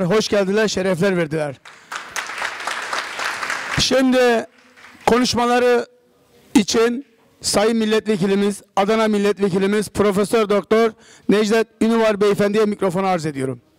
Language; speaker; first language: Turkish; native; Turkish